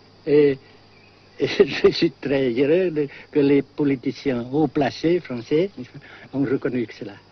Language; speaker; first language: French; non-native, local second language; Vietnamese